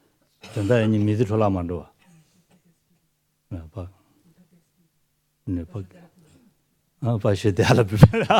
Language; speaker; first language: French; non-native, learner; Tibetan